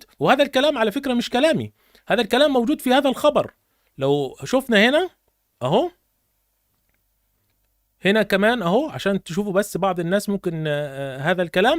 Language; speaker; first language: Arabic; native; Arabic